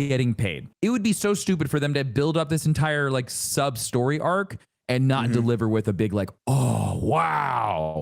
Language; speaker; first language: English; native; English